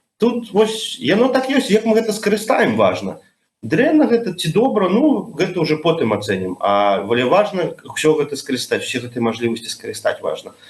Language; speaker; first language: Belarusian; non-native, local second language; Russian